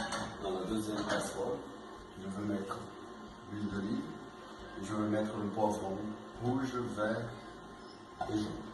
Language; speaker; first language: French; non-native, learner; Portuguese